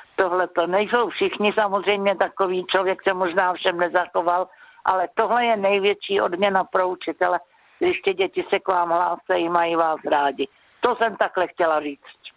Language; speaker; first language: Czech; native; Czech